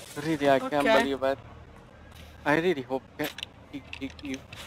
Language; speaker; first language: English; non-native, learner; Hungarian